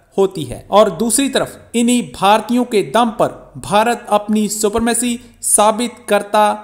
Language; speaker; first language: Hindi; native; Hindi